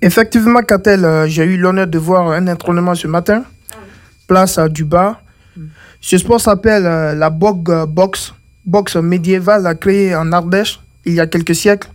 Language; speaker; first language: French; native; French